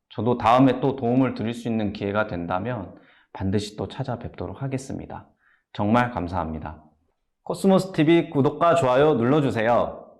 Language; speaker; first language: Korean; native; Korean